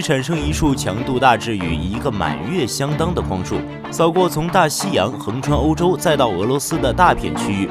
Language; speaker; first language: Chinese; native; Chinese